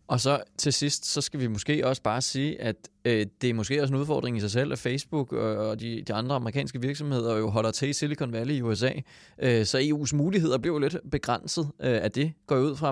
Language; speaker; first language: Danish; native; Danish